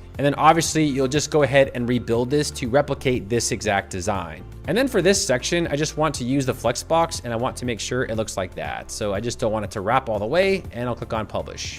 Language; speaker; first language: English; native; English